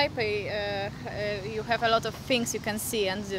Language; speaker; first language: English; non-native, fluent; Polish